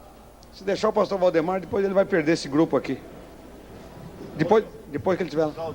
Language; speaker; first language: Portuguese; native; Portuguese